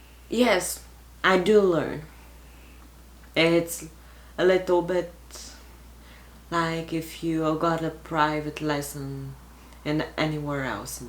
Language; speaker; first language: English; early bilingual, other home language; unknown